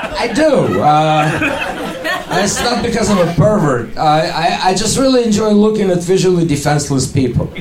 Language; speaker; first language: English; non-native, fluent; Ukrainian